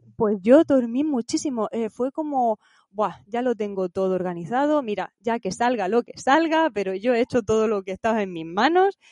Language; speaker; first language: Spanish; native; Spanish